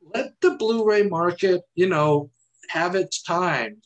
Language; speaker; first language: English; native; English